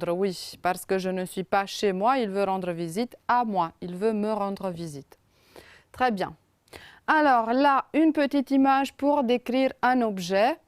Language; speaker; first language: French; non-native, fluent; Romanian